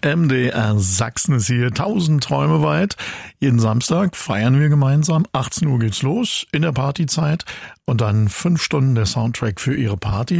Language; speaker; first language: German; native; German